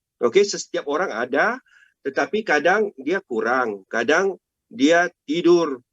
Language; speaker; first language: Malay; non-native, local second language; Chinese